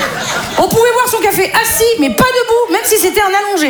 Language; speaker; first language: French; native; French